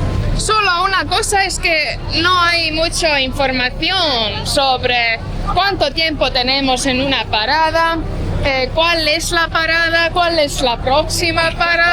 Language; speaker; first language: Spanish; non-native, fluent; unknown